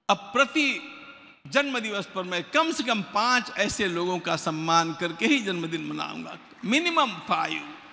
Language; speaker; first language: Hindi; non-native, local second language; Marathi